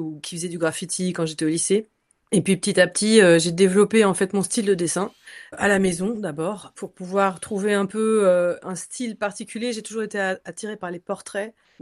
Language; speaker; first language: French; native; French